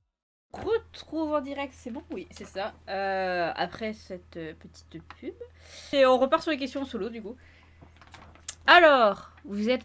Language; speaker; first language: French; native; French